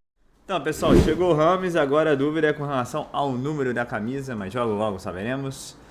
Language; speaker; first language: Portuguese; native; Portuguese